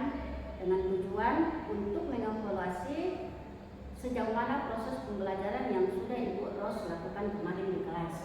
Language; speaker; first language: Indonesian; native; Indonesian